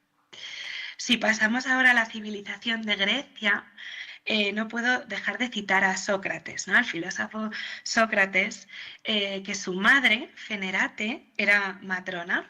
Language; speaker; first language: Spanish; native; Spanish